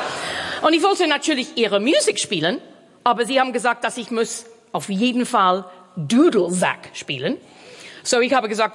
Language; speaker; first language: German; non-native, fluent; English